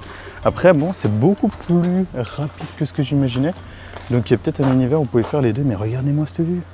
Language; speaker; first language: French; native; French